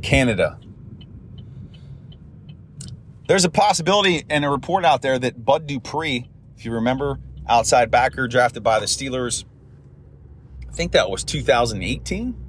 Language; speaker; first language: English; native; English